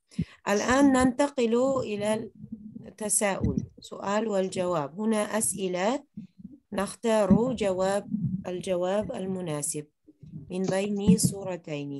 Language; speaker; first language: Arabic; non-native, fluent; Uzbek